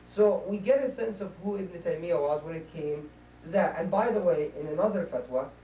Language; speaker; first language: English; non-native, fluent; Arabic